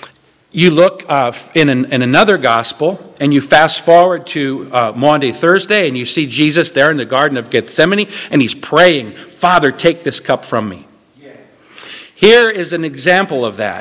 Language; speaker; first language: English; native; English